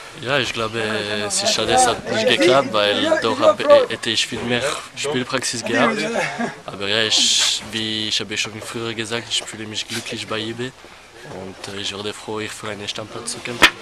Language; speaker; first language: German; non-native, local second language; French